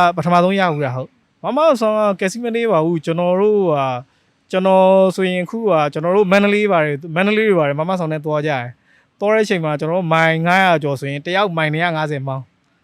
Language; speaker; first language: Burmese; native; Burmese